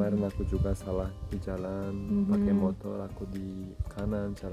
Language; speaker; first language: Indonesian; non-native, learner; Turkish